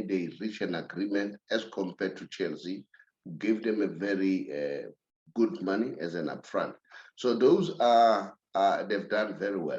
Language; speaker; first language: English; non-native, local second language; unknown